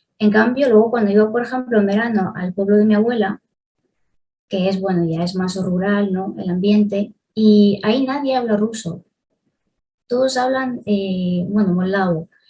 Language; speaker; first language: Spanish; early bilingual, other home language; Russian